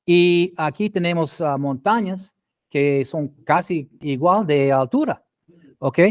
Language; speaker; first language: Spanish; non-native, fluent; English